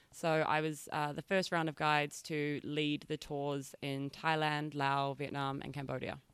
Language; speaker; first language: English; native; English